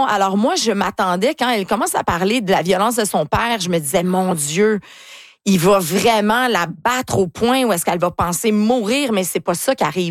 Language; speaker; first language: French; native; French